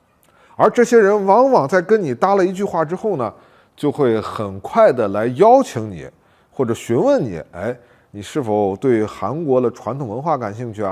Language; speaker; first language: Chinese; native; Chinese